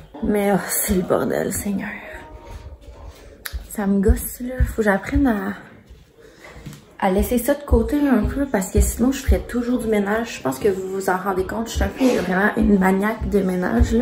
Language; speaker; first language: French; native; French